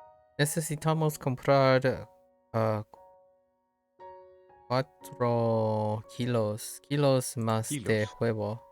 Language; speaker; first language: Spanish; non-native, learner; English